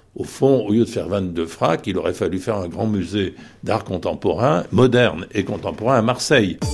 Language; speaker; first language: French; native; French